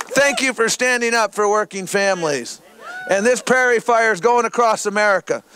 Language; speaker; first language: English; native; English